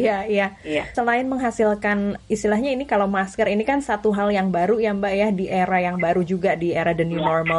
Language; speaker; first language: Indonesian; native; Indonesian